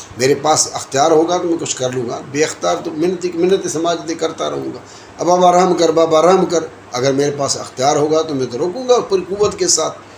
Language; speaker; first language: Urdu; non-native, local second language; Sindhi